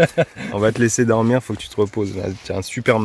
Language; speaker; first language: French; native; French